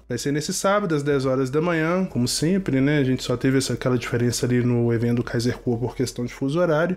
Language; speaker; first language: Portuguese; native; Portuguese